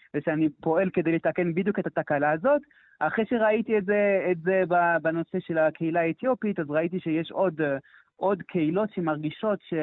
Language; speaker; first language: Hebrew; non-native, fluent; French